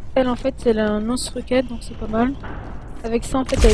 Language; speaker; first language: French; native; French